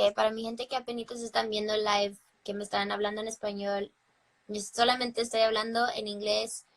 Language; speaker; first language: Spanish; early bilingual, other home language; English